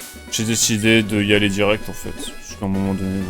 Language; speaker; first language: French; native; French